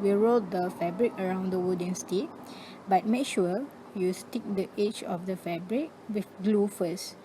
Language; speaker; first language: English; non-native, local second language; Malay